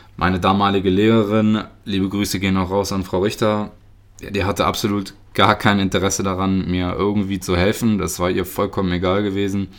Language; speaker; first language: German; early bilingual, other home language; Russian